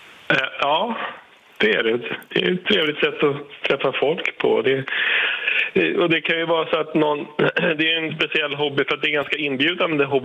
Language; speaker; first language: Swedish; native; Swedish